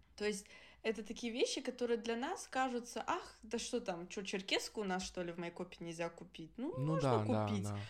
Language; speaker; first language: Russian; early bilingual, other home language; Adyghe